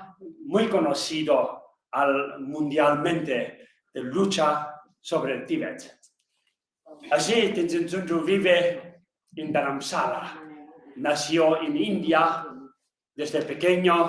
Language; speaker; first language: Spanish; non-native, learner; Tibetan